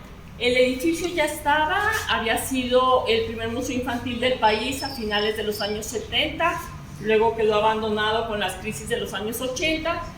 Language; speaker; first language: Spanish; native; Spanish